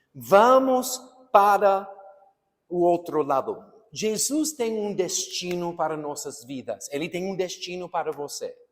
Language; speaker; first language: Portuguese; non-native, fluent; English